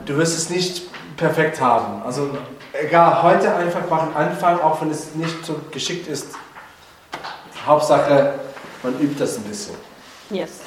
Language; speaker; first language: German; non-native, learner; French